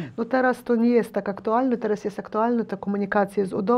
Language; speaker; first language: Polish; non-native, learner; Ukrainian